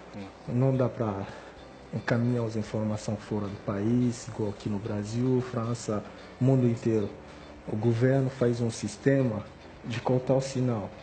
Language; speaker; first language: Portuguese; non-native, fluent; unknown